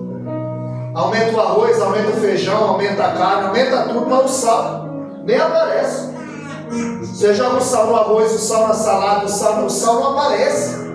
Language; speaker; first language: Portuguese; native; Portuguese